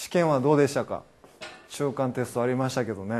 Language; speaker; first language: Japanese; native; Japanese